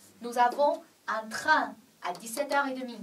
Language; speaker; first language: French; non-native, learner; Chinese